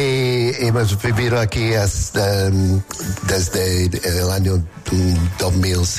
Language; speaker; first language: Spanish; non-native, learner; English